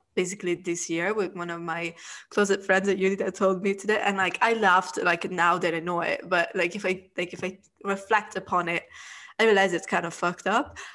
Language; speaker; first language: English; non-native, fluent; Italian